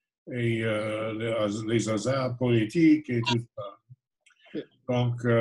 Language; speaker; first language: French; non-native, fluent; English